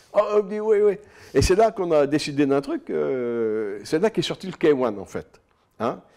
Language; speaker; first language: French; native; French